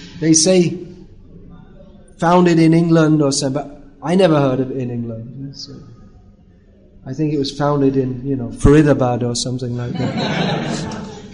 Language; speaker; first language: English; native; English